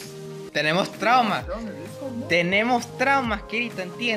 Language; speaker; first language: Spanish; native; Spanish